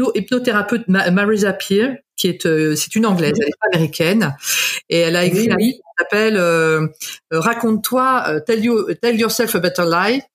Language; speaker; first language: French; native; French